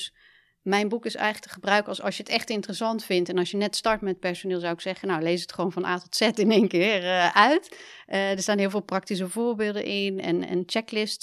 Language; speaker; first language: Dutch; native; Dutch